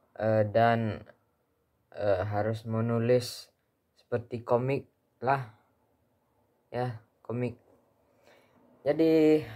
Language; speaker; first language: Indonesian; early bilingual, heritage; Indonesian